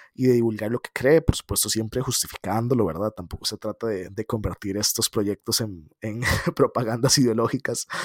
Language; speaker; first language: Spanish; native; Spanish